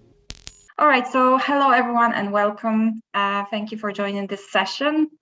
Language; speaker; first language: English; non-native, fluent; Polish